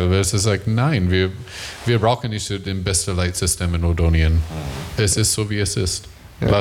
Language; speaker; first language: German; non-native, learner; English